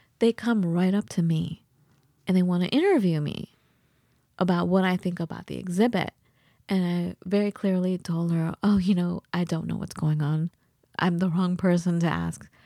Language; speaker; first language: English; early bilingual, other home language; Persian